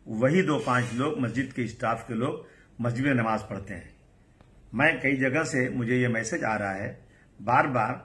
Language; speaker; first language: Hindi; native; Hindi